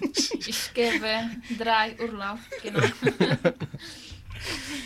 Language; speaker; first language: German; non-native, learner; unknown